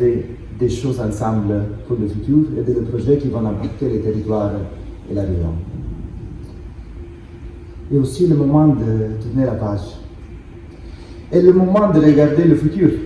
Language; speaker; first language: French; non-native, fluent; Italian